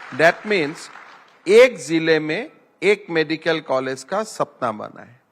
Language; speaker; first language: Hindi; non-native, local second language; Assamese